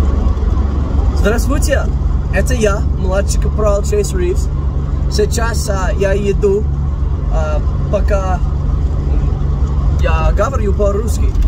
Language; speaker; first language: Russian; non-native, learner; English